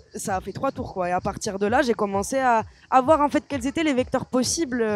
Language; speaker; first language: French; native; French